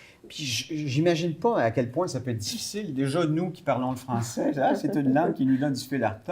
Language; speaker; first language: French; native; French